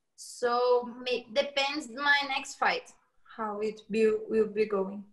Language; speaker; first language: English; non-native, fluent; Portuguese